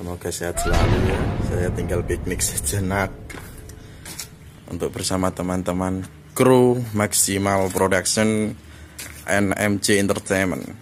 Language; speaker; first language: Indonesian; native; Indonesian